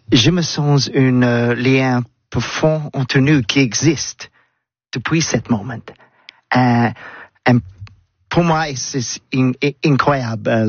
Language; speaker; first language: French; non-native, learner; English